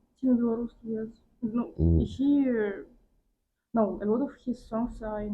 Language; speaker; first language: English; non-native, fluent; Russian